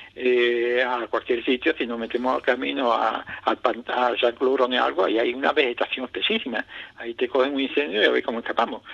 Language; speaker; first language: Spanish; native; Spanish